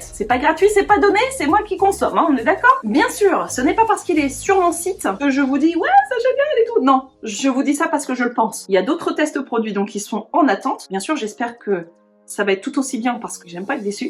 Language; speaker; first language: French; native; French